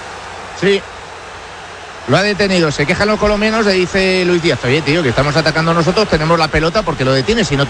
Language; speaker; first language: Spanish; native; Spanish